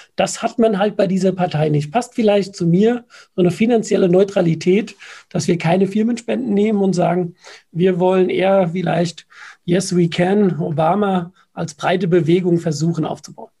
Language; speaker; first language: German; native; German